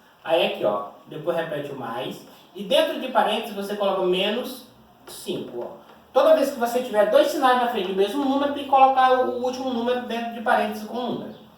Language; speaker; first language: Portuguese; native; Portuguese